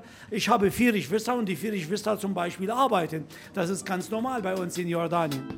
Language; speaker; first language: German; non-native, fluent; Arabic